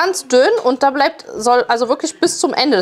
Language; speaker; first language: German; early bilingual, other home language; Polish